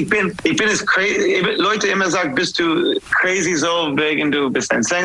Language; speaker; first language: German; non-native, fluent; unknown